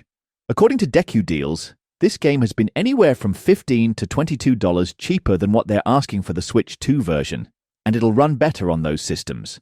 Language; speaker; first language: English; native; English